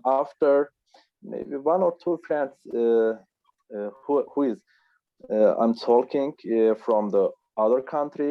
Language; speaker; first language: English; non-native, learner; Turkish